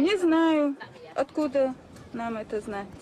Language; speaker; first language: Russian; non-native, fluent; Chechen